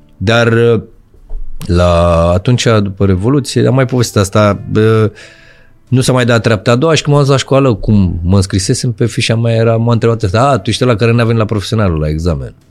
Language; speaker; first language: Romanian; native; Romanian